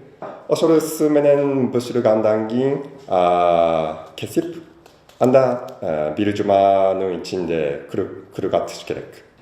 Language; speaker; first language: Kyrgyz; non-native, learner; Japanese